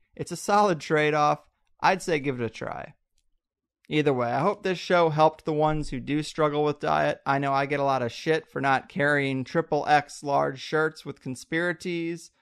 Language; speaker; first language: English; native; English